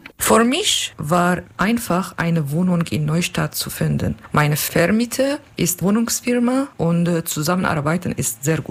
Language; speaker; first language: German; non-native, learner; Kurdish